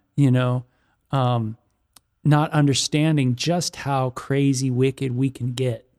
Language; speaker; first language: English; native; English